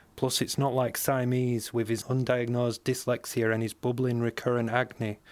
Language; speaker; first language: English; native; English